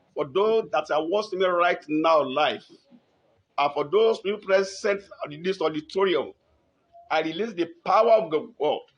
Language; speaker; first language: English; non-native, local second language; Yoruba